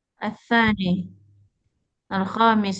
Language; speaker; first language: Arabic; non-native, learner; Indonesian